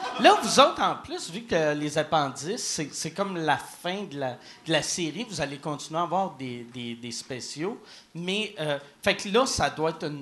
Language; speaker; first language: French; native; French